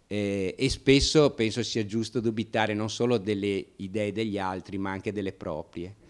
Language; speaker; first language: Italian; native; Italian